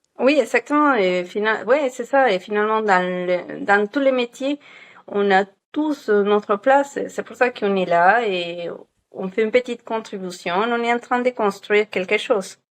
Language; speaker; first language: French; non-native, fluent; Spanish